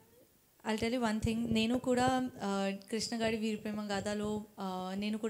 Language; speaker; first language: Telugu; non-native, learner; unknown